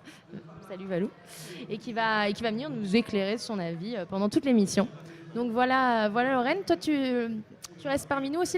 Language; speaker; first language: French; native; French